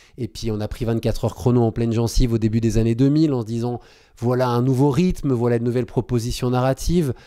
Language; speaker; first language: French; native; French